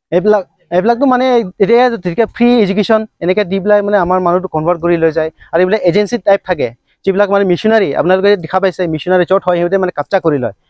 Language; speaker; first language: Assamese; non-native, local second language; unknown